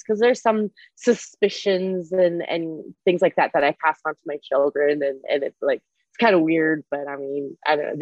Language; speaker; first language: English; non-native, fluent; Chinese